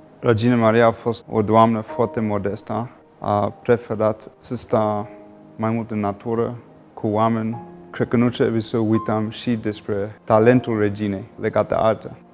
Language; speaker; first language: Romanian; non-native, fluent; English